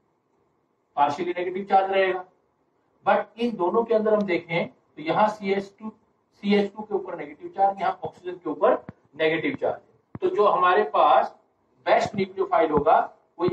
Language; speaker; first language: Hindi; native; Hindi